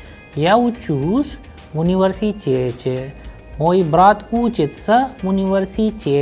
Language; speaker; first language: Russian; non-native, fluent; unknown